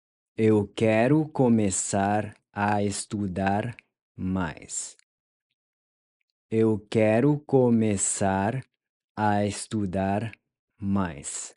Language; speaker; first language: Portuguese; non-native, fluent; English